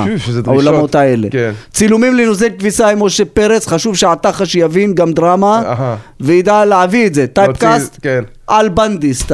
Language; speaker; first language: Hebrew; native; Hebrew